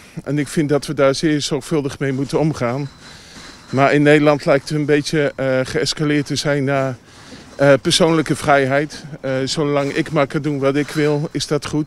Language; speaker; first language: Dutch; native; Dutch